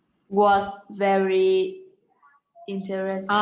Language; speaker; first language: English; non-native, learner; Vietnamese